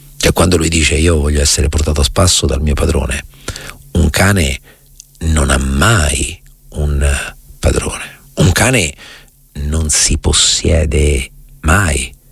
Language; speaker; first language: Italian; native; Italian